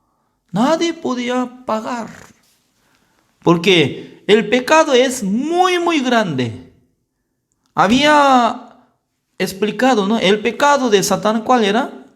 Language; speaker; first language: Spanish; non-native, learner; Korean